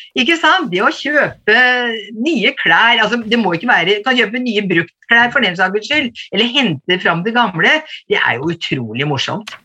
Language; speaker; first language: Norwegian; native; Norwegian